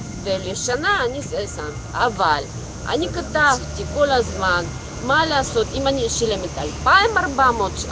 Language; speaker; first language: Hebrew; non-native, local second language; Russian